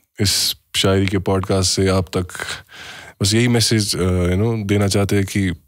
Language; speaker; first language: Hindi; non-native, local second language; Kashmiri